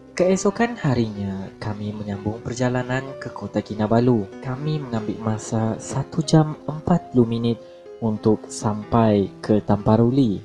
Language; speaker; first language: Malay; native; Malay